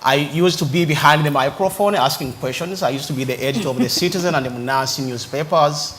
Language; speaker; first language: English; non-native, local second language; Ganda